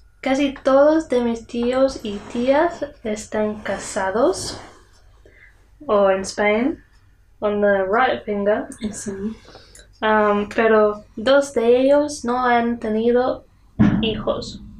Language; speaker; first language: Spanish; non-native, learner; English